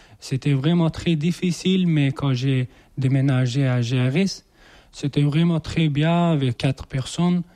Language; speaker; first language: French; non-native, learner; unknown